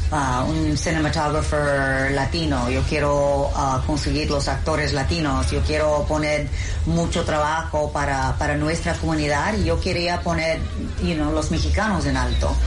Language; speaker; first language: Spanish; non-native, learner; English